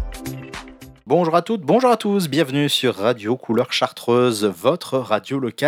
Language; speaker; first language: French; native; French